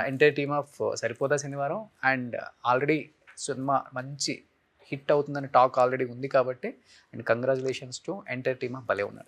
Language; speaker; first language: Telugu; native; Telugu